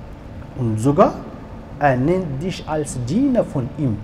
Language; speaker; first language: German; non-native, learner; Arabic